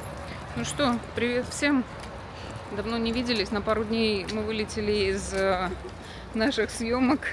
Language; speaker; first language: Russian; native; Russian